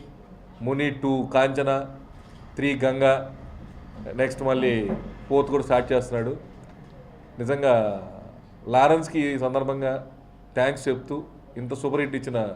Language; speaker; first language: Telugu; native; Telugu